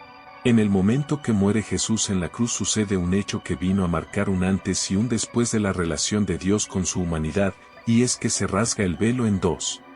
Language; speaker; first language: Spanish; native; Spanish